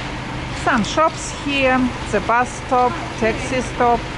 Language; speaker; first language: English; non-native, learner; Russian